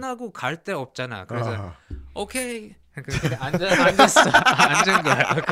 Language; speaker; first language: Korean; early bilingual, heritage; English